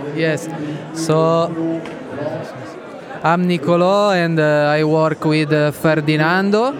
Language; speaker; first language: English; non-native, fluent; Italian